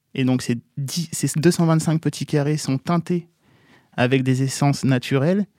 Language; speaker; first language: French; native; French